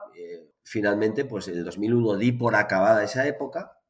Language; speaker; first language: Spanish; native; Spanish